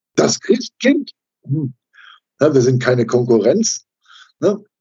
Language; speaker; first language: German; native; German